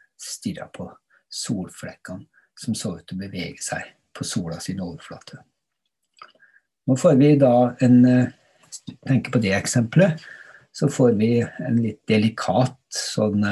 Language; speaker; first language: Norwegian; native; Norwegian